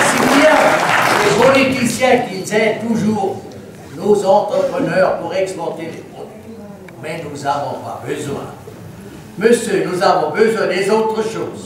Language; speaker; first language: French; non-native, fluent; German